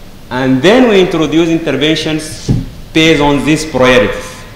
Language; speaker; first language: English; non-native, fluent; Arabic